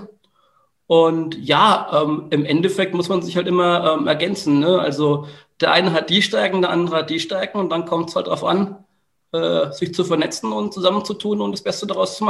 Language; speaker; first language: German; native; German